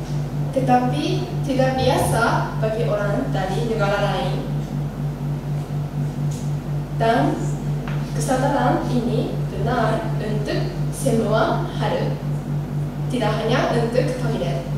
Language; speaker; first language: Indonesian; non-native, learner; Japanese